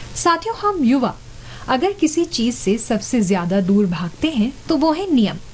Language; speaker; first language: Hindi; native; Hindi